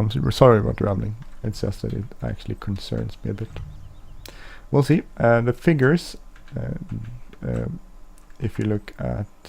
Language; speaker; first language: English; non-native, fluent; Swedish